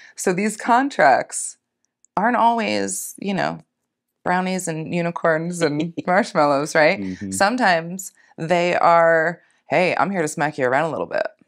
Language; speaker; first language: English; native; English